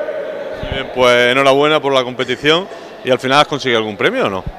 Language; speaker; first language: Spanish; native; Spanish